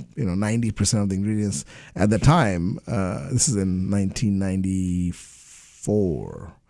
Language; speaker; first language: English; non-native, local second language; Bangla